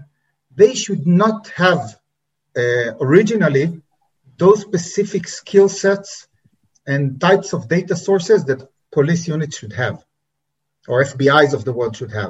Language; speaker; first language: English; non-native, fluent; Hebrew